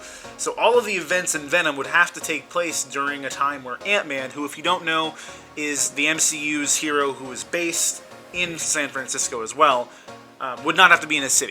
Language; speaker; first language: English; native; English